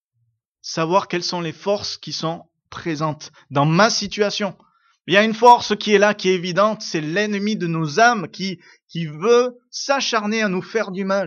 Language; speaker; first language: French; native; French